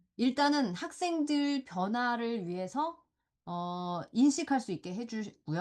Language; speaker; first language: Korean; native; Korean